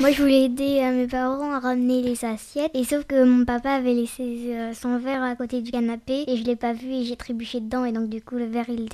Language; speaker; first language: French; native; French